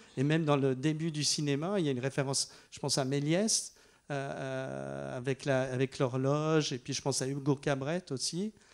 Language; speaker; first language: French; native; French